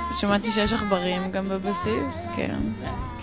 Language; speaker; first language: Hebrew; native; Hebrew